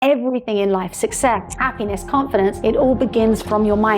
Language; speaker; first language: English; native; English